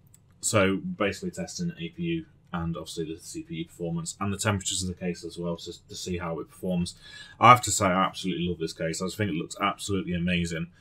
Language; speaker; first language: English; native; English